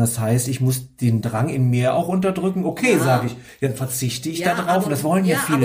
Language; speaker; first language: German; native; German